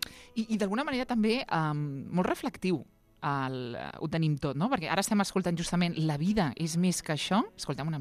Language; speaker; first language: Catalan; native; Catalan